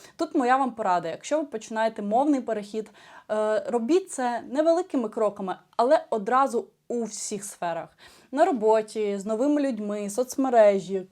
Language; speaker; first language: Ukrainian; non-native, local second language; Russian